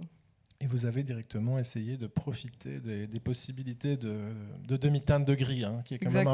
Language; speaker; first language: French; native; French